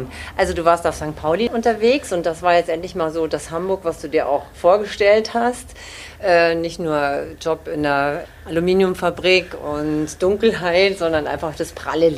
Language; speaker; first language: German; native; German